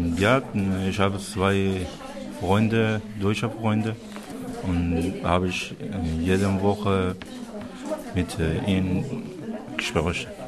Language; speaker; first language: German; non-native, learner; Persian